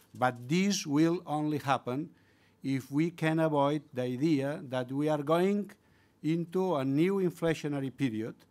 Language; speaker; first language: English; non-native, fluent; Catalan